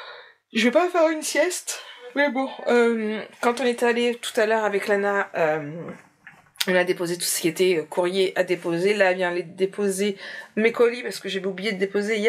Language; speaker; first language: French; native; French